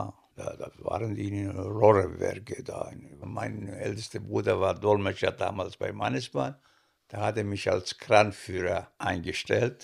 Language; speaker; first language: German; non-native, fluent; Greek